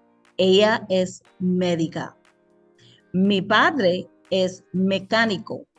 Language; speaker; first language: Spanish; non-native, fluent; English